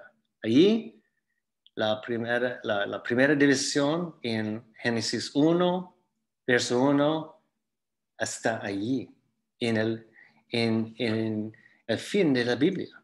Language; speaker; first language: Spanish; non-native, fluent; English